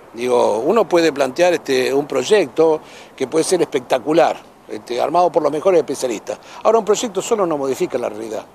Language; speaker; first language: Spanish; native; Spanish